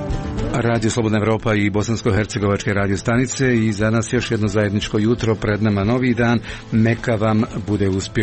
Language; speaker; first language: Croatian; native; Croatian